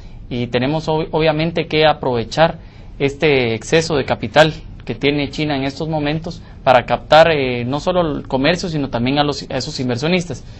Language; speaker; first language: Spanish; native; Spanish